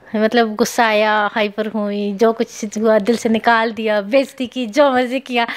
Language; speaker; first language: Urdu; non-native, local second language; Pashto